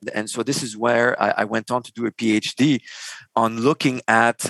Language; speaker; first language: English; non-native, fluent; Arabic